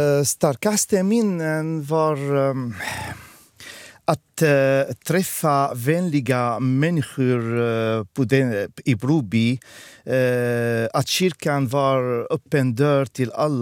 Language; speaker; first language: Swedish; non-native, fluent; Arabic